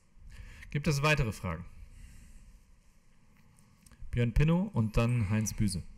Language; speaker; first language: German; native; German